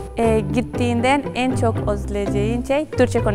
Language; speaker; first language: Turkish; non-native, fluent; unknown